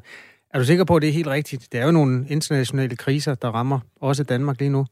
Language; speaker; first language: Danish; native; Danish